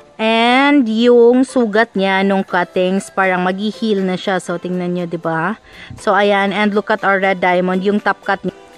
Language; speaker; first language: Filipino; non-native, local second language; Cebuano